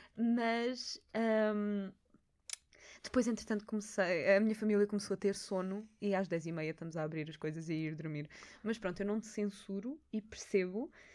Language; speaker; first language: Portuguese; native; Portuguese